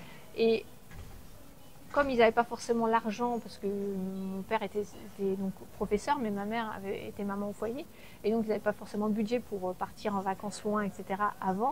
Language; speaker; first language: French; native; French